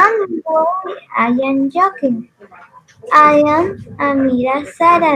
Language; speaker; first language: English; non-native, learner; Spanish